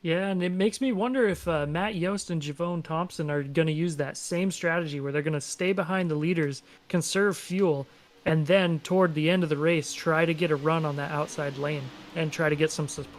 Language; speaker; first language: English; native; English